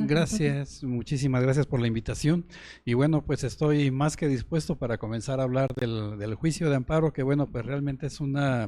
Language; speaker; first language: Spanish; native; Spanish